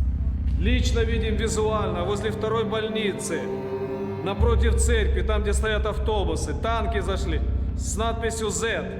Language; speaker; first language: Russian; native; Russian